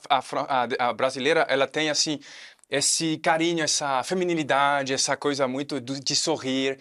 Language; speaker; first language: Portuguese; non-native, fluent; French